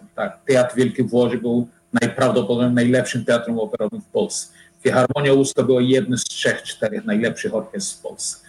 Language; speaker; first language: Polish; non-native, fluent; Portuguese